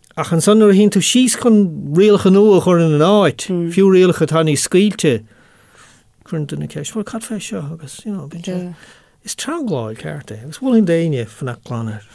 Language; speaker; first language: Irish; non-native, local second language; English